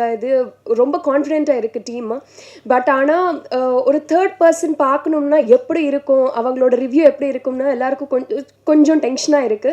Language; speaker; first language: Tamil; non-native, learner; Telugu